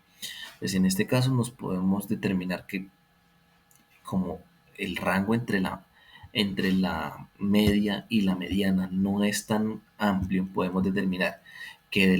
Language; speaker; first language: Spanish; native; Spanish